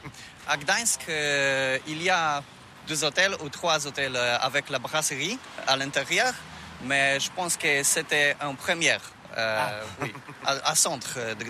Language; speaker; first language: French; non-native, learner; Polish